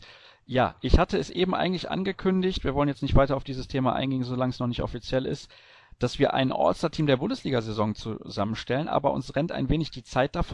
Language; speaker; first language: German; native; German